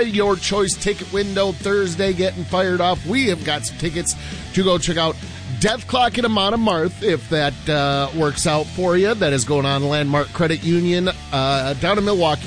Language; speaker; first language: English; native; English